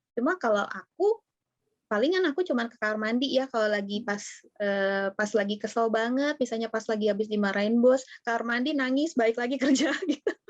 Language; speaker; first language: Indonesian; native; Indonesian